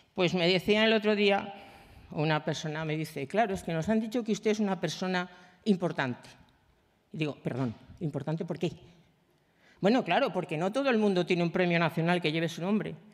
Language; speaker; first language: Spanish; native; Spanish